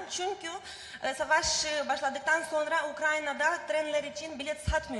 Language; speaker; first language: Turkish; non-native, learner; Ukrainian